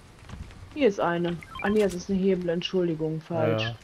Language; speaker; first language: German; native; German